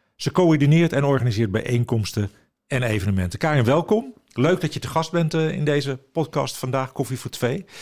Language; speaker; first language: Dutch; native; Dutch